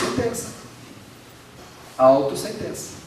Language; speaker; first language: Portuguese; native; Portuguese